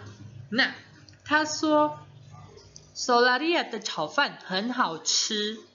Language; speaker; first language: Chinese; non-native, fluent; Indonesian